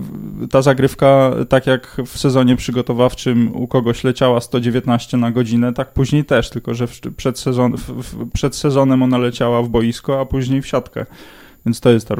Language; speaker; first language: Polish; native; Polish